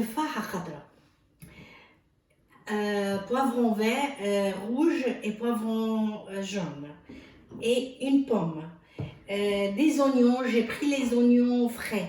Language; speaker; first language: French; non-native, fluent; Arabic